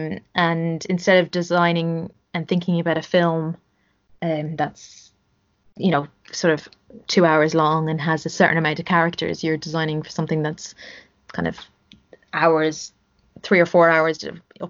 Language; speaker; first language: English; native; English